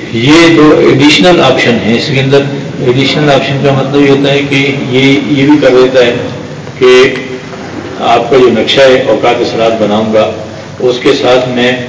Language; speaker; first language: Urdu; non-native, local second language; Pashto